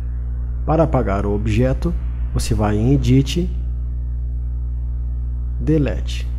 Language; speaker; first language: Portuguese; native; Portuguese